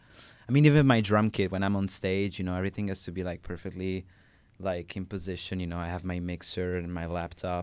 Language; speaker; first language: English; non-native, fluent; Italian